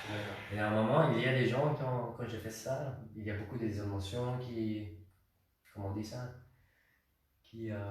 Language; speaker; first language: French; non-native, learner; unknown